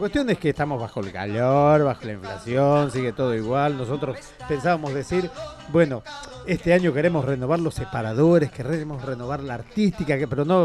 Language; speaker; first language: Spanish; native; Spanish